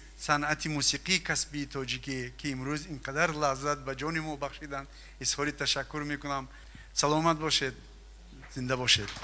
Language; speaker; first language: Tajik; native; Tajik